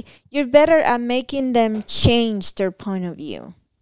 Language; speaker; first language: English; non-native, fluent; Spanish